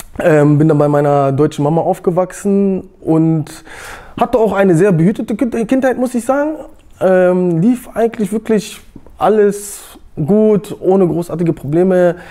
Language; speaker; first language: German; native; German